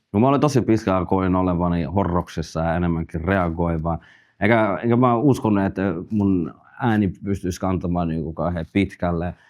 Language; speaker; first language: Finnish; early bilingual, other home language; Somali